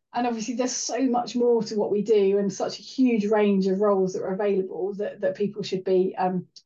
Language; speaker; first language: English; native; English